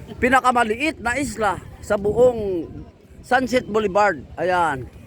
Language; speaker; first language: Filipino; non-native, local second language; Hiligaynon